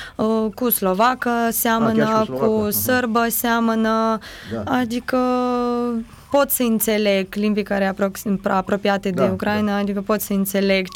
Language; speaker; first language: Romanian; non-native, learner; Ukrainian